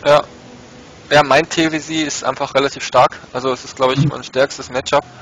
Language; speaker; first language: German; native; German